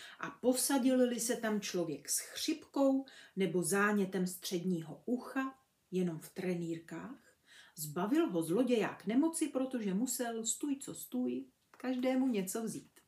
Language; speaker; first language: Czech; native; Czech